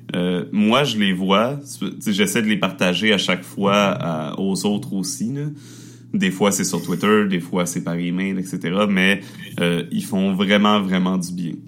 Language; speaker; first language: French; native; French